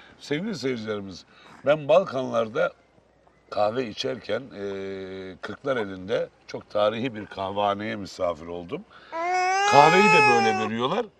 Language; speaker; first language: Turkish; native; Turkish